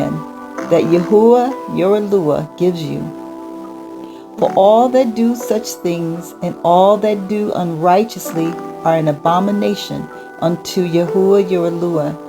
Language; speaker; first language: English; native; English